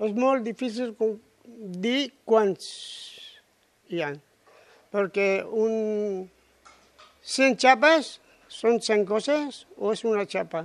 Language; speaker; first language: Catalan; non-native, local second language; Spanish